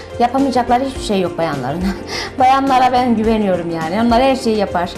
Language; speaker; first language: Turkish; early bilingual, heritage; Turkish